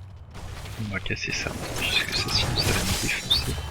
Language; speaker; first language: French; native; French